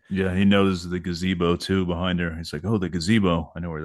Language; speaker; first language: English; native; English